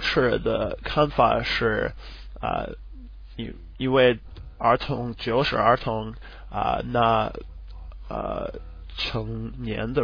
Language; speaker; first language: Chinese; non-native, learner; English